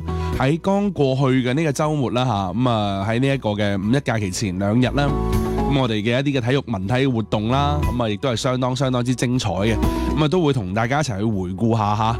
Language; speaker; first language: Cantonese; native; Cantonese